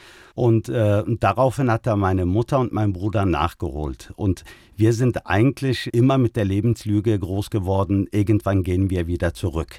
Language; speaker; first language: German; early bilingual, other home language; Turkish